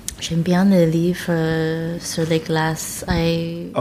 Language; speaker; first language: French; non-native, learner; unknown